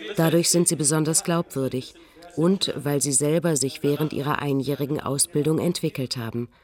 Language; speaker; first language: German; native; German